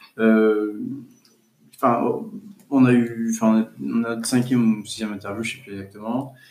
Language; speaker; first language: French; native; French